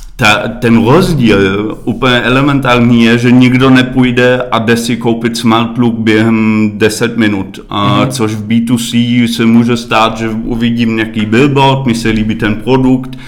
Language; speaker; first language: Czech; early bilingual, heritage; Czech